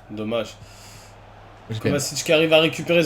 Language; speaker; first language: French; native; French